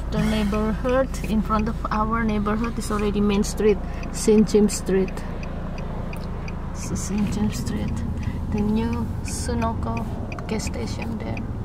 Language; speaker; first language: English; non-native, learner; Indonesian